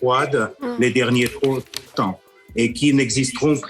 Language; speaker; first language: French; non-native, fluent; Russian